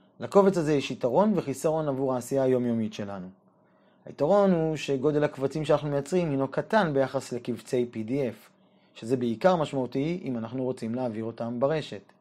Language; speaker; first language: Hebrew; native; Hebrew